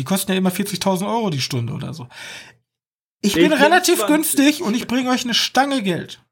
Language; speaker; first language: German; native; German